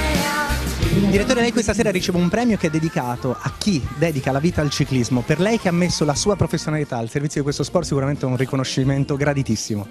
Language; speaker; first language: Italian; native; Italian